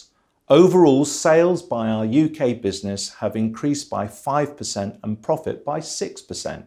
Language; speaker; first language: English; native; English